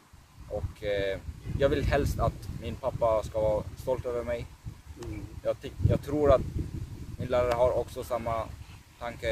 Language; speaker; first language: Swedish; early bilingual, other home language; Persian